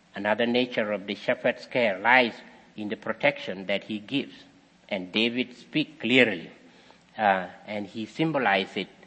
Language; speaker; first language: English; non-native, fluent; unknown